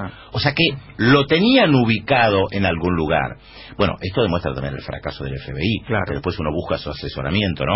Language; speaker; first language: Spanish; native; Spanish